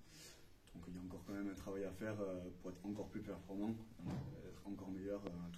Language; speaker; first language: French; native; French